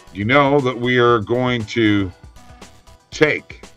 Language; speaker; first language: English; native; English